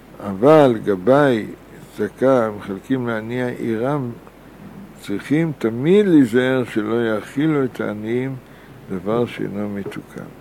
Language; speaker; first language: Hebrew; native; Hebrew